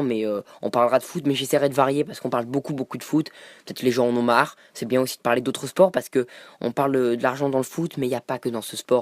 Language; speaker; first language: French; native; French